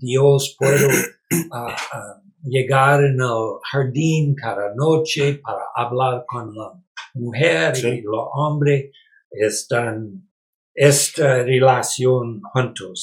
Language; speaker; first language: Spanish; non-native, learner; English